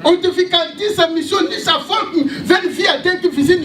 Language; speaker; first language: German; non-native, learner; French